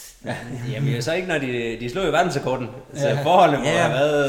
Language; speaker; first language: Danish; native; Danish